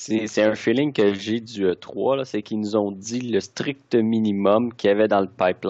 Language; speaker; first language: French; native; French